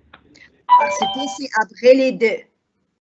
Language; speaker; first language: French; non-native, fluent; Arabic